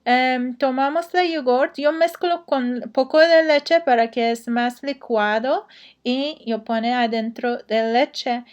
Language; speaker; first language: Spanish; non-native, learner; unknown